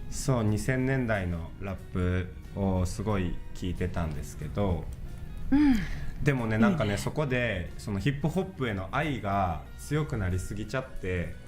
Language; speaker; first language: Japanese; native; Japanese